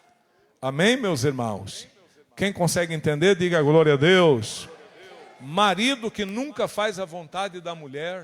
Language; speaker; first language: Portuguese; native; Portuguese